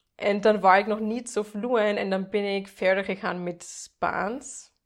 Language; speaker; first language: English; non-native, fluent; German